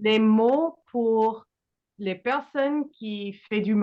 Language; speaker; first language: French; non-native, learner; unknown